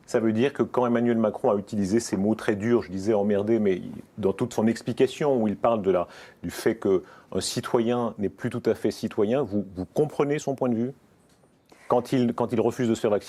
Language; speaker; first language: French; native; French